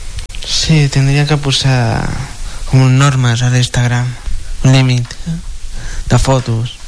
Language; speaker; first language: Catalan; non-native, local second language; Spanish